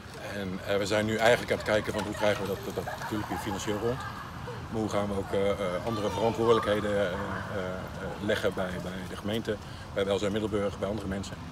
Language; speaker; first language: Dutch; native; Dutch